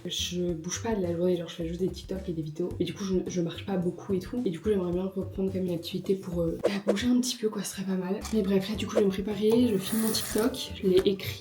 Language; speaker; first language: French; native; French